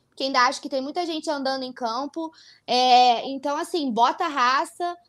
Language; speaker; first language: Portuguese; native; Portuguese